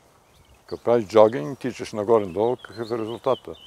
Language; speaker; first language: Bulgarian; early bilingual, heritage; Bulgarian